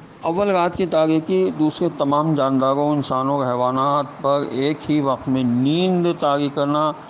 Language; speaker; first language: Urdu; native; Urdu